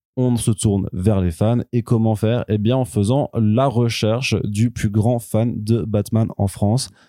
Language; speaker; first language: French; native; French